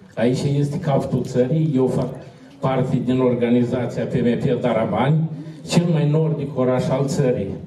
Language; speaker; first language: Romanian; native; Romanian